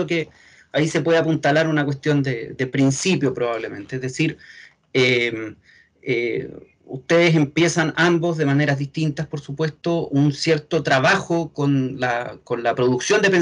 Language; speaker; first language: Spanish; native; Spanish